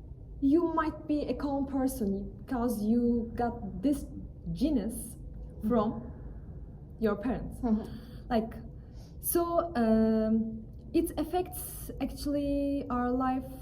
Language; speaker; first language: English; non-native, fluent; Turkish